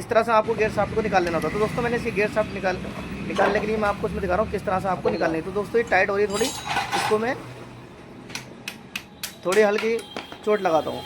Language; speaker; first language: Hindi; native; Hindi